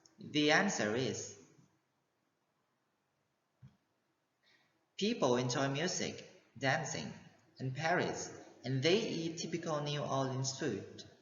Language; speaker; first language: English; non-native, fluent; Thai